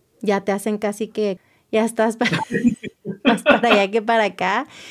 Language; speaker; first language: Spanish; early bilingual, other home language; English